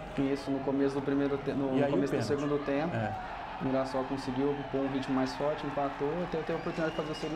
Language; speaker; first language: Portuguese; native; Portuguese